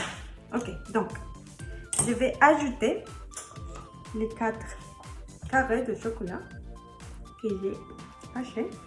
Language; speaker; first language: French; non-native, learner; Spanish